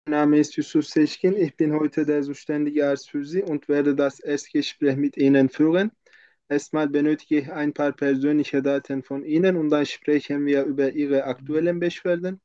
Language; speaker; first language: German; non-native, fluent; Turkish